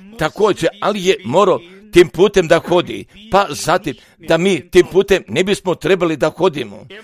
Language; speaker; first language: Croatian; non-native, fluent; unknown